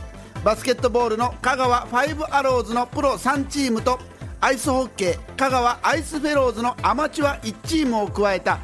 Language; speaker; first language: Japanese; native; Japanese